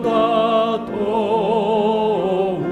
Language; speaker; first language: Korean; native; Korean